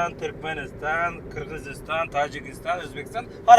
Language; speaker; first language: Russian; non-native, local second language; Uzbek